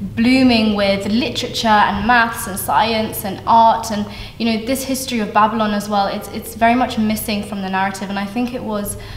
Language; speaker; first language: English; native; English